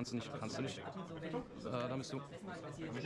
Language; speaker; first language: German; native; German